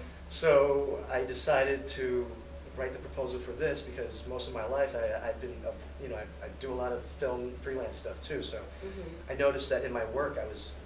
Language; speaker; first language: English; native; English